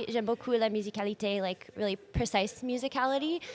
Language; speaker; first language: French; non-native, local second language; English